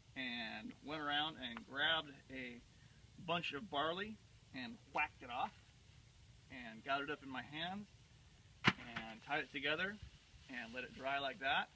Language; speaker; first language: English; native; English